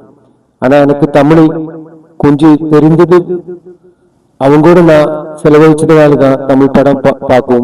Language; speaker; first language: Tamil; non-native, learner; Malayalam